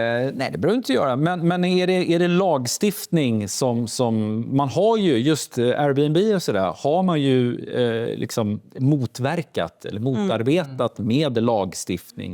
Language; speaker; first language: Swedish; native; Swedish